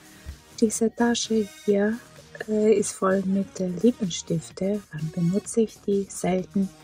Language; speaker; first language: German; non-native, fluent; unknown